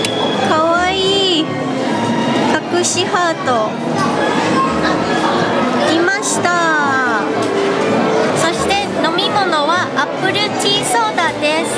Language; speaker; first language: Japanese; non-native, fluent; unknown